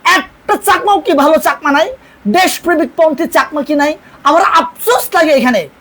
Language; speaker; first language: Bangla; non-native, local second language; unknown